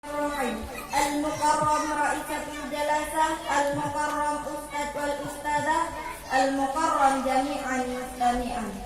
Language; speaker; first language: Arabic; non-native, learner; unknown